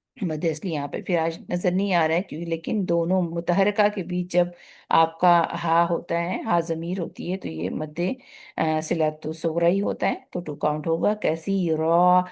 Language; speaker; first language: Urdu; native; Urdu